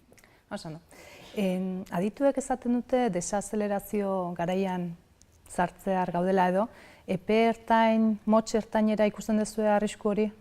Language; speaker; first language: Basque; native; Basque